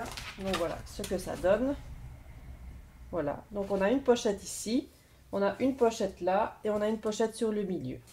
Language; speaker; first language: French; native; French